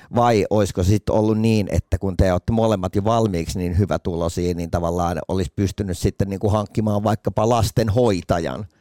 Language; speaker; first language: Finnish; native; Finnish